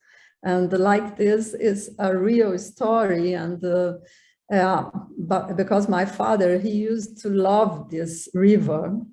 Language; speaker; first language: English; non-native, learner; Portuguese